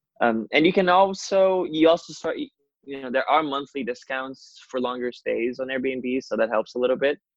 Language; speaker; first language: English; non-native, fluent; Portuguese